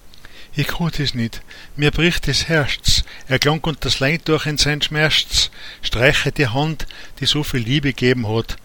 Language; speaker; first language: German; native; German